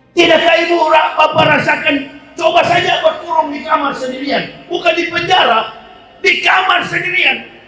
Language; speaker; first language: Indonesian; native; Indonesian